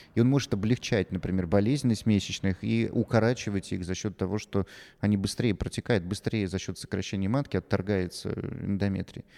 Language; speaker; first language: Russian; native; Russian